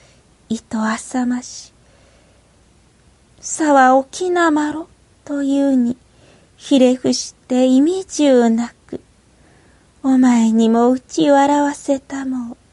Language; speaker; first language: Japanese; native; Japanese